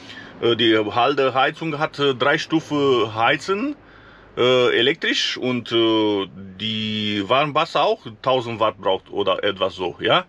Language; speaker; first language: German; non-native, fluent; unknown